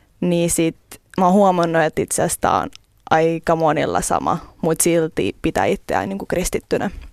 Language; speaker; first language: Finnish; early bilingual, other home language; Russian